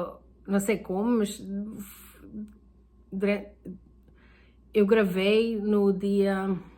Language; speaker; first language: Portuguese; early bilingual, heritage; Portuguese